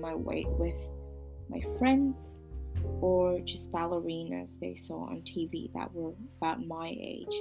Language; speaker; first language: English; non-native, local second language; Cantonese